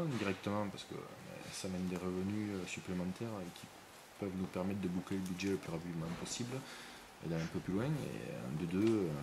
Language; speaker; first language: French; native; French